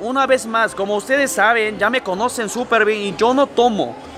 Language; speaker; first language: Spanish; non-native, fluent; Korean